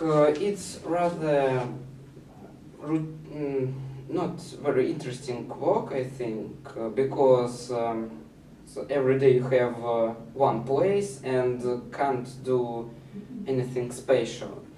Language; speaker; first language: English; non-native, learner; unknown